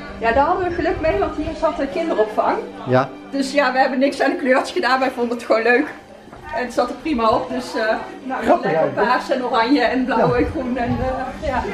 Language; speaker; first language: Dutch; native; Dutch